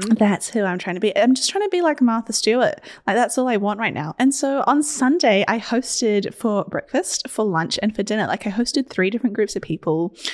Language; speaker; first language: English; early bilingual, other home language; Hindi